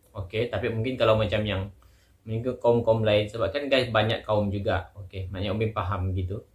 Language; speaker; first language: Malay; native; Malay